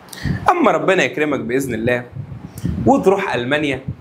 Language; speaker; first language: Arabic; native; Arabic